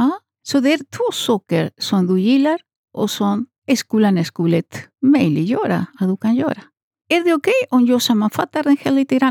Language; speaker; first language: Swedish; non-native, fluent; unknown